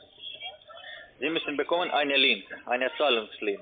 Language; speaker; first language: German; non-native, learner; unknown